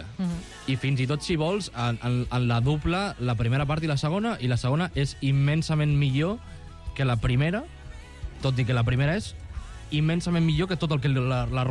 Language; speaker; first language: Catalan; native; Catalan